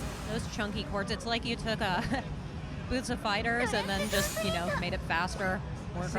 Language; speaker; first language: English; native; English